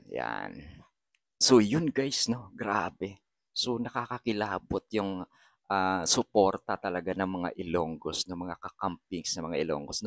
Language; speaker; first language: Filipino; non-native, local second language; Hiligaynon